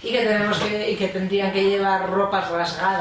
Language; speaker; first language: Spanish; native; Spanish